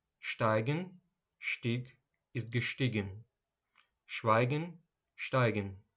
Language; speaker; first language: German; non-native, learner; Ukrainian